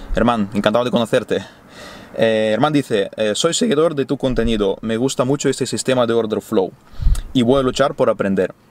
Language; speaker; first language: Spanish; non-native, fluent; Ukrainian